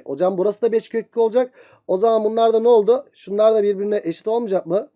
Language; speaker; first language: Turkish; native; Turkish